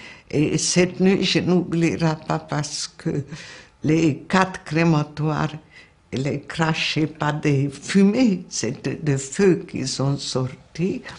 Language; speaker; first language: French; non-native, fluent; Hungarian